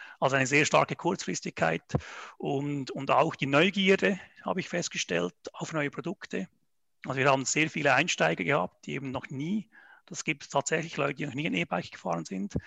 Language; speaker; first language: German; native; German